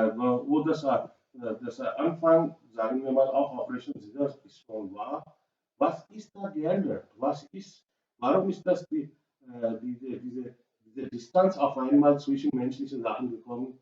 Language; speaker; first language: German; non-native, learner; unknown